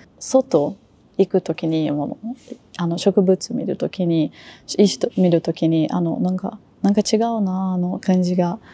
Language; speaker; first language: Japanese; non-native, learner; Portuguese